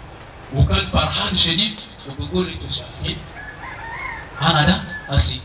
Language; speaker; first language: Arabic; non-native, local second language; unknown